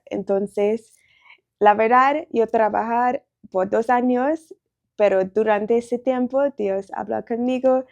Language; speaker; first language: Spanish; non-native, learner; English